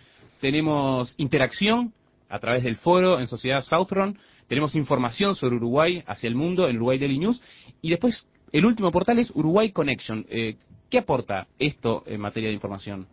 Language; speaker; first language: Spanish; native; Spanish